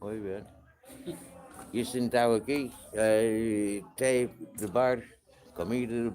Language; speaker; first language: Spanish; non-native, learner; English